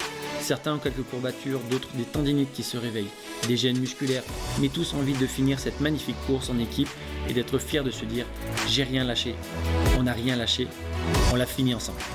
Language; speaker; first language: French; native; French